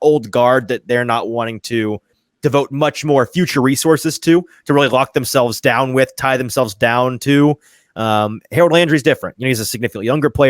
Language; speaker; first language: English; native; English